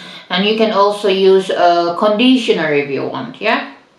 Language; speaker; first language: English; non-native, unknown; Indonesian